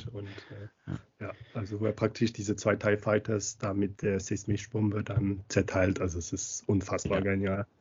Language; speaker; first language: German; non-native, fluent; French